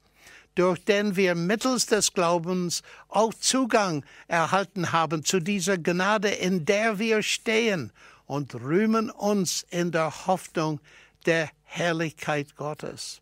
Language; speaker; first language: German; non-native, fluent; English